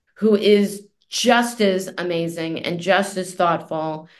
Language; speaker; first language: English; native; English